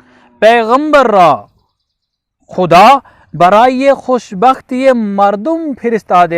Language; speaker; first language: Persian; non-native, fluent; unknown